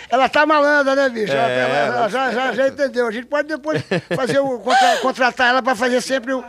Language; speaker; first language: Portuguese; native; Portuguese